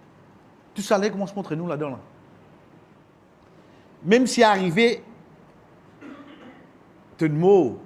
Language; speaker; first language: French; non-native, local second language; Morisyen